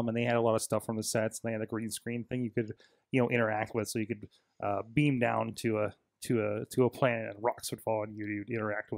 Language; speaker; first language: English; native; English